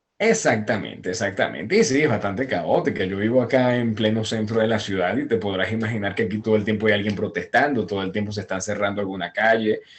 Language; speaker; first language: Spanish; native; Spanish